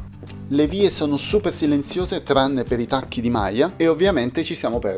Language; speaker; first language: Italian; native; Italian